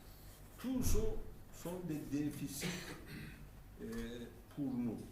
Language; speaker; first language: French; non-native, fluent; Turkish